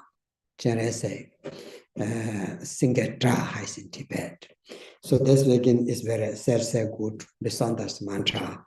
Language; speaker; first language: German; non-native, learner; Tibetan